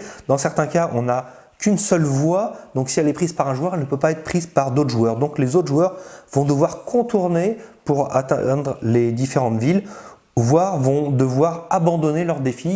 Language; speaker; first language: French; native; French